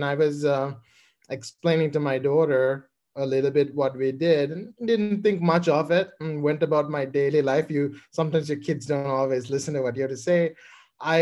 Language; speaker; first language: English; non-native, local second language; Sinhala